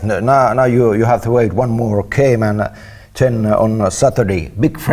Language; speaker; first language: English; non-native, learner; Finnish